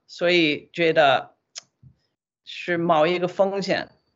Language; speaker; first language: Chinese; non-native, fluent; English